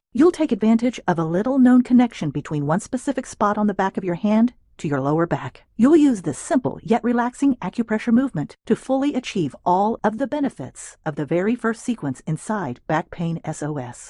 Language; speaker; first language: English; native; English